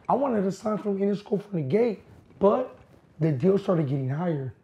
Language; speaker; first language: English; native; English